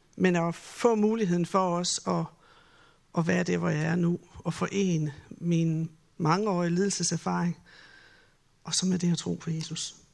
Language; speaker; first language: Danish; native; Danish